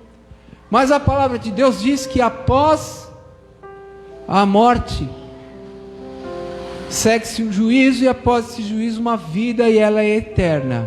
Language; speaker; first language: Portuguese; native; Portuguese